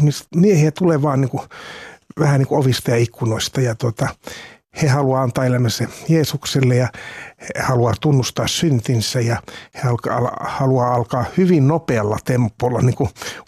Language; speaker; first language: Finnish; native; Finnish